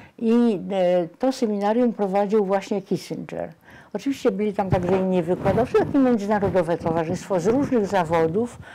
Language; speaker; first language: Polish; native; Polish